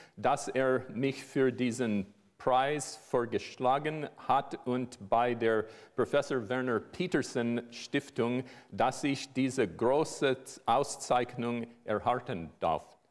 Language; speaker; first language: German; non-native, learner; English